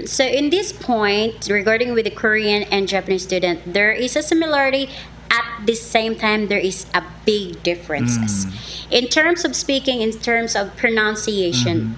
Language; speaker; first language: English; non-native, local second language; Cebuano